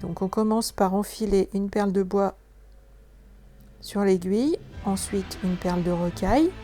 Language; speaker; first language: French; native; French